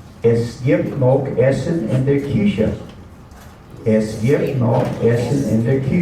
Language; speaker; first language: German; non-native, learner; English